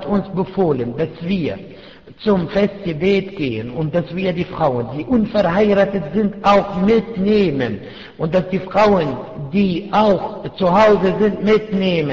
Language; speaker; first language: German; non-native, fluent; Arabic